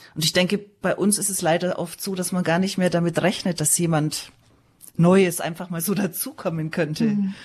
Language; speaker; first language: German; native; German